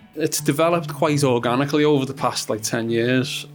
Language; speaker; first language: English; native; English